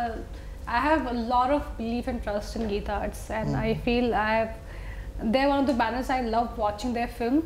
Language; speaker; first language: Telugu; non-native, local second language; Hindi